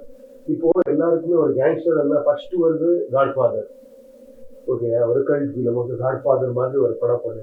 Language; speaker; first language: Tamil; non-native, learner; Kannada